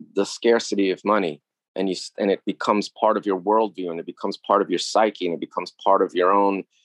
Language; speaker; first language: English; native; English